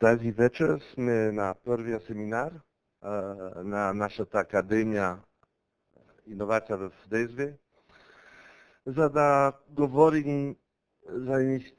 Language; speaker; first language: Bulgarian; non-native, learner; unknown